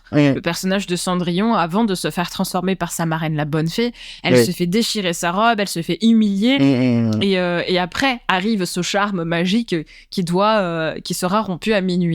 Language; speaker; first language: French; native; French